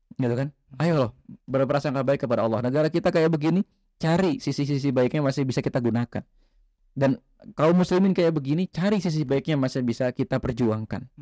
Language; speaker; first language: Indonesian; native; Indonesian